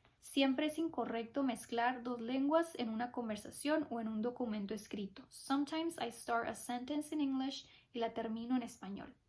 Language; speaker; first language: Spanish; early bilingual, heritage; Spanish